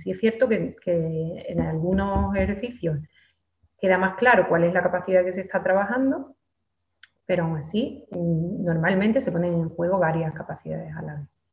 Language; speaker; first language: Spanish; native; Spanish